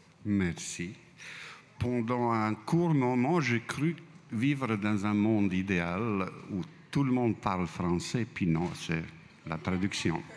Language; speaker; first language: French; non-native, fluent; Croatian